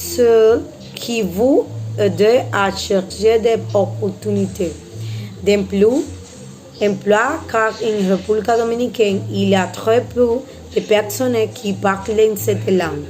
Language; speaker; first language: French; non-native, learner; Spanish